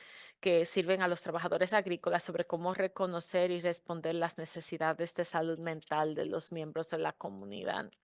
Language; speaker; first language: Spanish; non-native, fluent; English